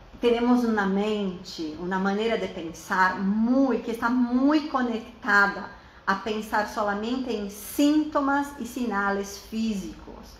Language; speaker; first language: Spanish; non-native, fluent; Portuguese